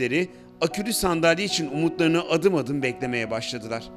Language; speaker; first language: Turkish; native; Turkish